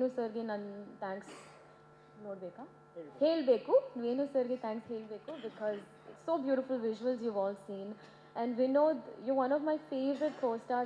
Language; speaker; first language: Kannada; non-native, learner; Tamil